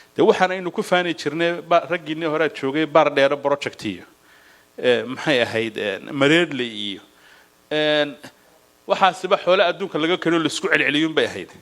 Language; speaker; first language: Somali; native; Somali